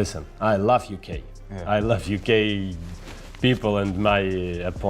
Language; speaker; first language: English; non-native, learner; Russian